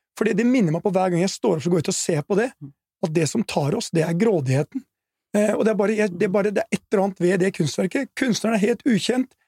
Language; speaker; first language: Norwegian; native; Norwegian